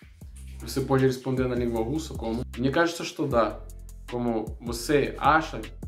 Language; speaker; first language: Portuguese; non-native, learner; Russian